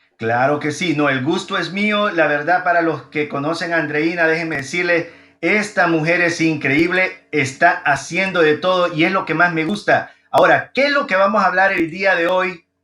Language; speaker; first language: Spanish; native; Spanish